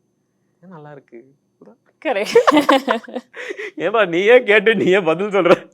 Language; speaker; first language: Tamil; native; Tamil